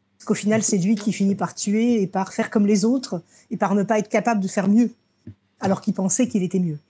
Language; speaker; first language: French; early bilingual, other home language; Russian